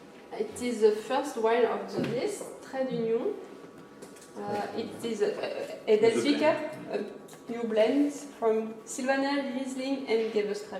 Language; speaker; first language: English; non-native, learner; French